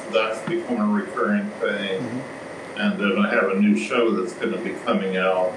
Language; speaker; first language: English; native; English